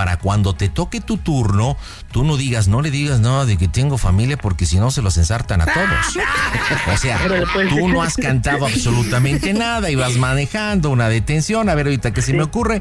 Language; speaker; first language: Spanish; native; Spanish